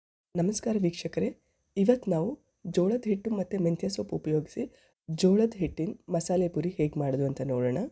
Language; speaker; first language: Kannada; native; Kannada